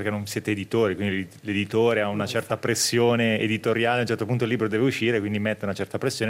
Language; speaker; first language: Italian; native; Italian